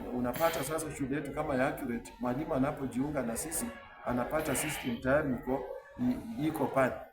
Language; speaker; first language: Swahili; non-native, local second language; Luyia